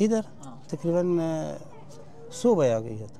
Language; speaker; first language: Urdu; non-native, learner; Pashto